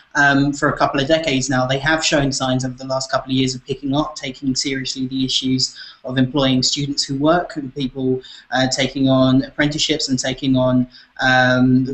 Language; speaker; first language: English; native; English